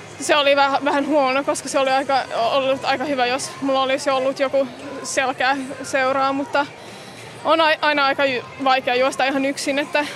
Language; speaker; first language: Finnish; non-native, fluent; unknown